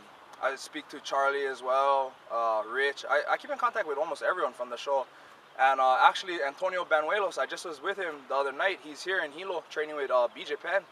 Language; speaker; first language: English; native; English